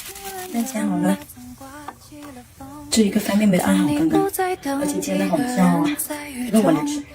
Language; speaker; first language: Chinese; native; Chinese